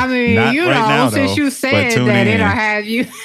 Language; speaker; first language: English; native; English